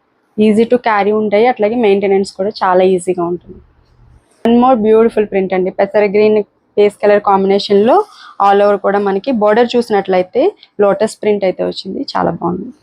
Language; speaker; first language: Telugu; native; Telugu